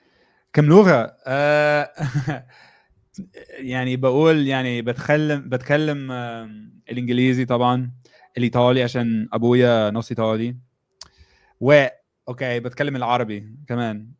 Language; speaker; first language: Arabic; non-native, fluent; English